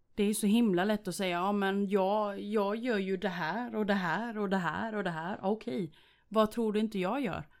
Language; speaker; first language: Swedish; early bilingual, other home language; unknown